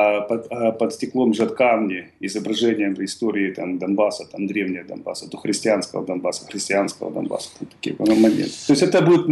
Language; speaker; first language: Russian; native; Russian